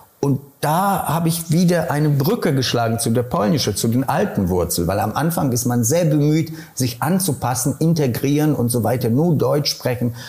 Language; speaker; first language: German; non-native, fluent; Polish